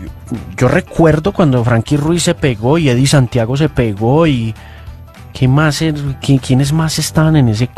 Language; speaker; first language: Spanish; native; Spanish